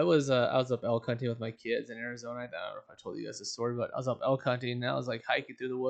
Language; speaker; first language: English; native; English